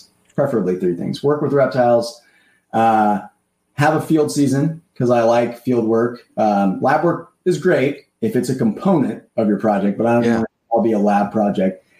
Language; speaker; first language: English; native; English